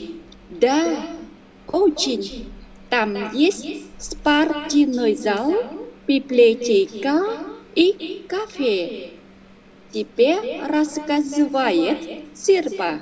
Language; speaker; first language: Russian; non-native, learner; Vietnamese